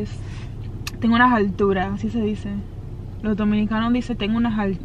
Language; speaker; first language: Spanish; early bilingual, heritage; Spanish